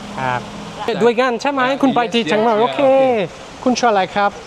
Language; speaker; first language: Thai; non-native, learner; French